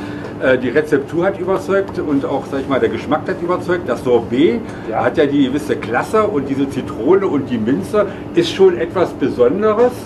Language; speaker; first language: German; native; German